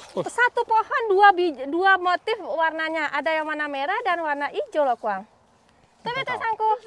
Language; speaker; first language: Indonesian; native; Indonesian